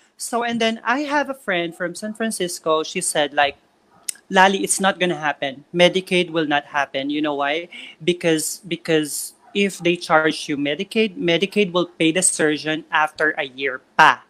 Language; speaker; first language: English; non-native, local second language; Filipino